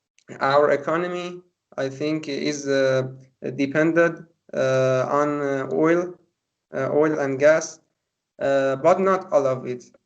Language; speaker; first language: English; non-native, learner; Persian